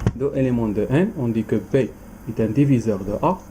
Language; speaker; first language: French; non-native, local second language; Arabic